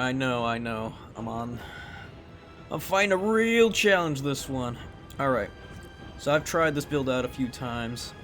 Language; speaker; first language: English; native; English